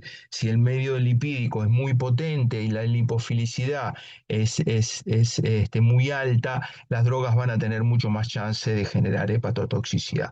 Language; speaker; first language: Spanish; native; Spanish